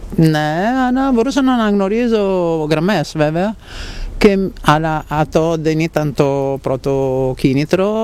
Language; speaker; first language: Greek; non-native, fluent; Italian